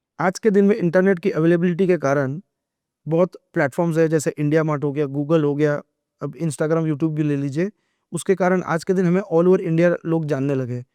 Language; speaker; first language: Hindi; non-native, local second language; Gujarati